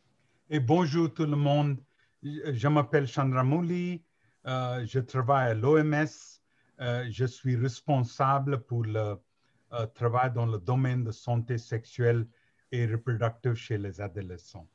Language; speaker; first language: French; non-native, learner; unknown